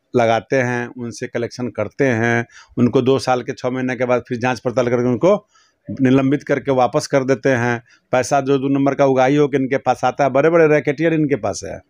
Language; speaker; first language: Hindi; native; Hindi